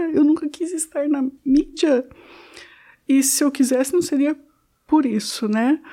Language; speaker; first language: Portuguese; native; Portuguese